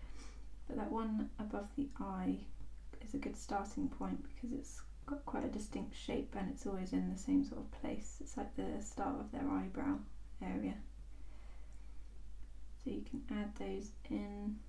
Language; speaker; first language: English; native; English